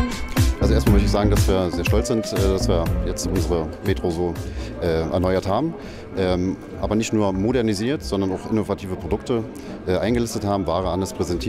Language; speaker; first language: German; native; German